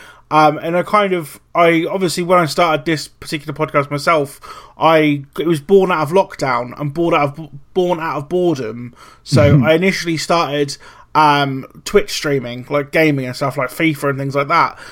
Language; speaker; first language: English; native; English